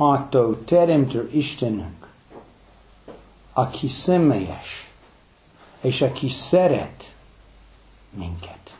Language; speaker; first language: Hungarian; early bilingual, heritage; English